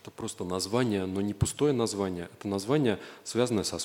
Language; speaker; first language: Russian; native; Russian